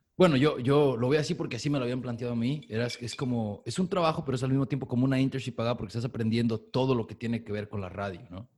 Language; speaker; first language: Spanish; native; Spanish